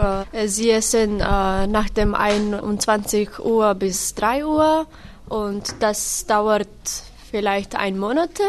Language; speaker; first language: German; non-native, learner; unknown